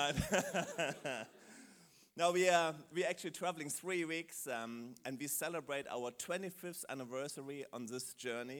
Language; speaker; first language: English; non-native, fluent; German